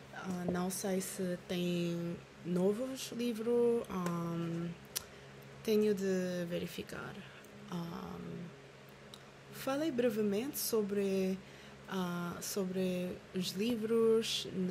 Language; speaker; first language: Portuguese; non-native, learner; Filipino